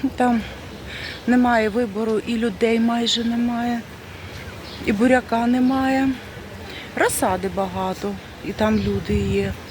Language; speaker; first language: Ukrainian; native; Ukrainian